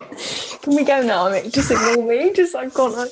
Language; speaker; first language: English; native; English